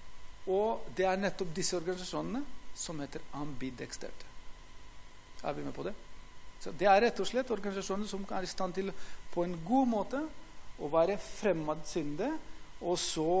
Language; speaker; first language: Norwegian; non-native, fluent; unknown